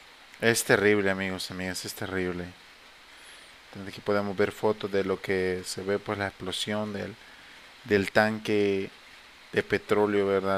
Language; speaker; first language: Spanish; native; Spanish